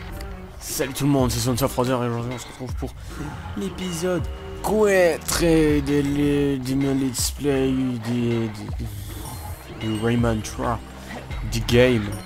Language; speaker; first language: French; native; French